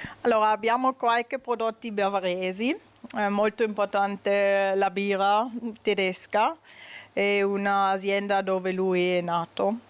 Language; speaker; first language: Italian; non-native, learner; German